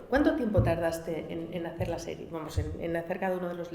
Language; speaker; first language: Spanish; native; Spanish